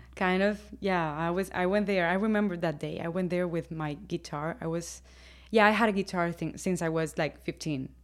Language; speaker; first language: English; non-native, fluent; Spanish